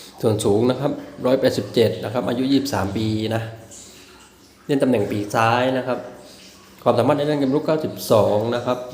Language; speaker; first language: Thai; native; Thai